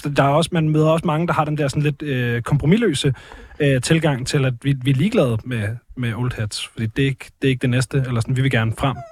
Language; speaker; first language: Danish; native; Danish